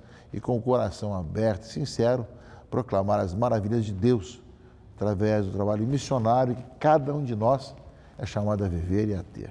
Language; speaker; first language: Portuguese; native; Portuguese